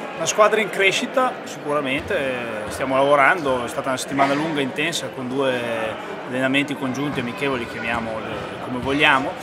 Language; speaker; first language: Italian; native; Italian